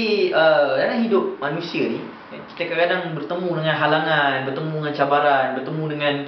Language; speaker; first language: Malay; native; Malay